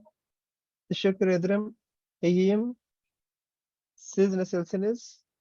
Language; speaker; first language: Turkish; non-native, learner; Urdu